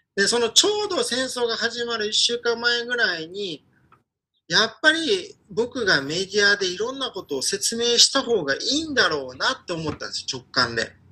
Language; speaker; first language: Japanese; non-native, fluent; Ukrainian